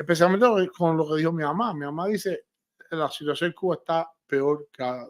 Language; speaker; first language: Spanish; early bilingual, heritage; Spanish